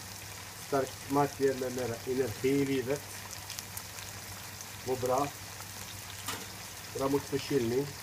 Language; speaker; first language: Swedish; non-native, fluent; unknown